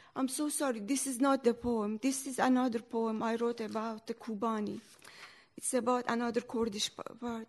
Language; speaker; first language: English; non-native, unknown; Persian